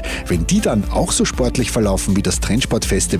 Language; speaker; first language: German; native; German